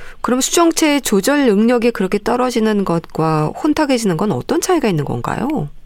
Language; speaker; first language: Korean; native; Korean